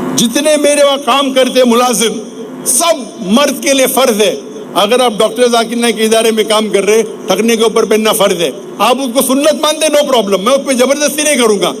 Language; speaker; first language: Urdu; non-native, local second language; Konkani